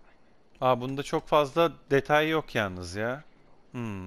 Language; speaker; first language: Turkish; native; Turkish